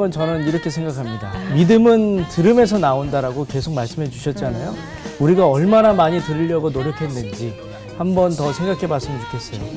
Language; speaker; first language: Korean; native; Korean